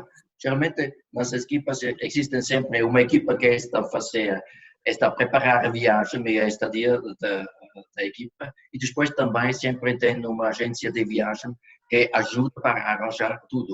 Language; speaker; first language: Portuguese; non-native, fluent; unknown